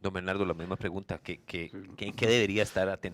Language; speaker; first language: Spanish; native; Spanish